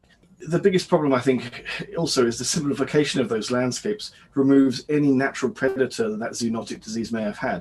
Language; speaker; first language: English; native; English